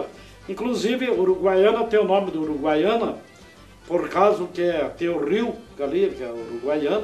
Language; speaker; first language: Portuguese; native; Portuguese